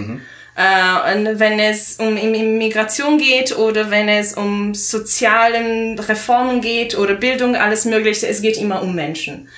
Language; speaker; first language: German; non-native, fluent; Italian